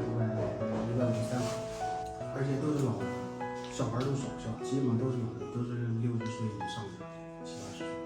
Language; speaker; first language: Chinese; native; Chinese